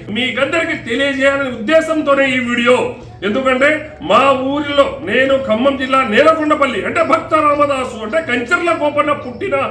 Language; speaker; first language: Telugu; non-native, local second language; Lambadi